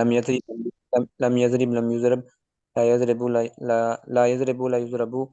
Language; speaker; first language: Arabic; non-native, learner; Urdu